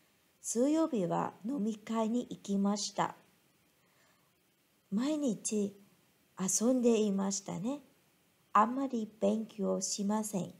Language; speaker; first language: Japanese; non-native, fluent; Vietnamese